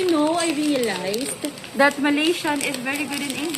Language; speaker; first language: English; non-native, local second language; Filipino